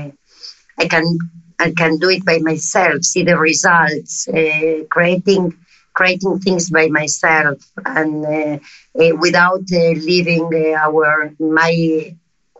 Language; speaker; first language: English; non-native, fluent; Spanish